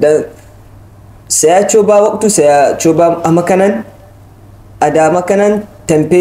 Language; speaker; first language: Indonesian; non-native, learner; Hausa